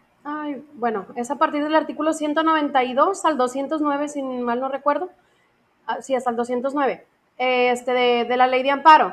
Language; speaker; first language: Spanish; native; Spanish